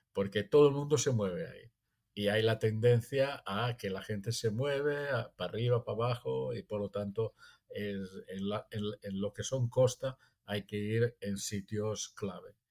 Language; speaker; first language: Spanish; non-native, fluent; Italian